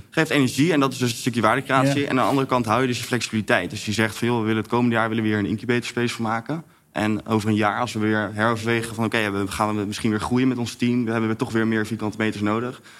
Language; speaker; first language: Dutch; native; Dutch